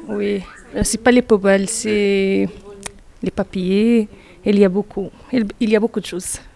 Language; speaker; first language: French; non-native, learner; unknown